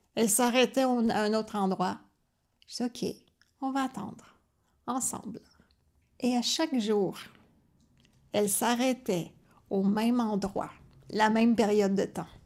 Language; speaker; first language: French; native; French